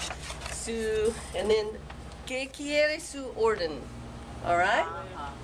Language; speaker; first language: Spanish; non-native, learner; English